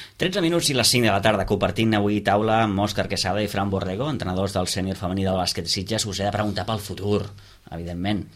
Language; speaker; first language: Catalan; native; Catalan